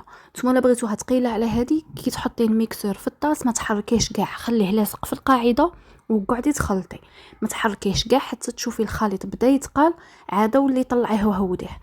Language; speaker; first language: Arabic; native; Arabic